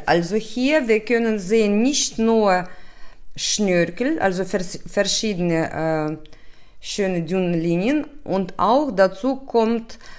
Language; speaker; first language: German; non-native, learner; Russian